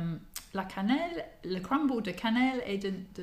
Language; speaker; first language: French; non-native, fluent; English